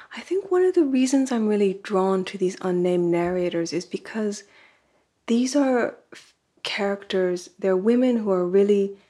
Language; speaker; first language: English; native; English